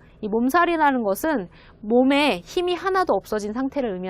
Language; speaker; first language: Korean; native; Korean